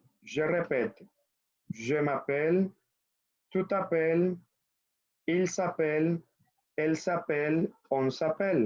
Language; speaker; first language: French; non-native, fluent; Spanish